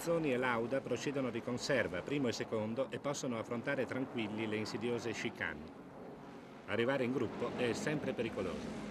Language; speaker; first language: Italian; native; Italian